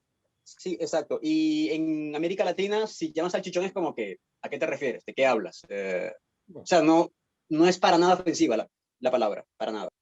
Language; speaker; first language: Spanish; native; Spanish